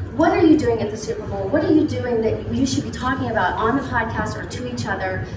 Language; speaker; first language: English; native; English